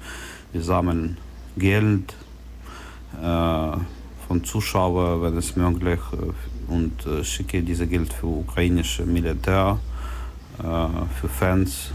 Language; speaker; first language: German; non-native, learner; Ukrainian